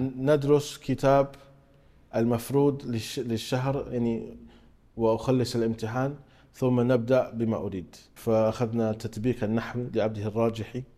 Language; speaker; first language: Arabic; non-native, fluent; English